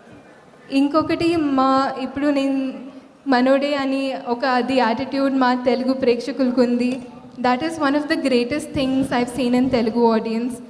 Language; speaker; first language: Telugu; non-native, local second language; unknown